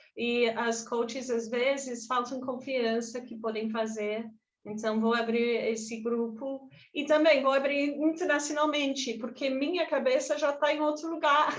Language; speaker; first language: Portuguese; non-native, fluent; English